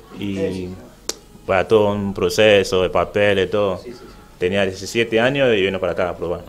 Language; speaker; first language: Spanish; non-native, fluent; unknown